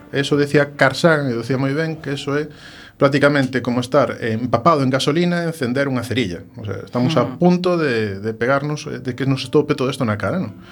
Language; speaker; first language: Galician; native; Galician